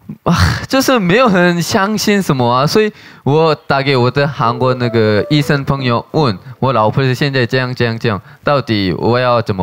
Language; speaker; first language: Chinese; non-native, fluent; Korean